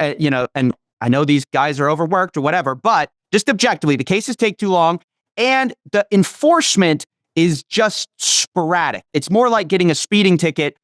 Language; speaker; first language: English; native; English